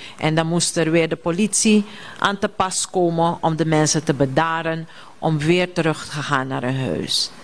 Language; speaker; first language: Dutch; native; Dutch